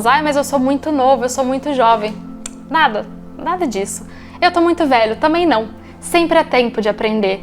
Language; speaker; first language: Portuguese; native; Portuguese